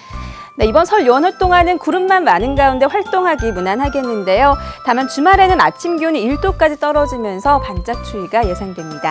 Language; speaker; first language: Korean; native; Korean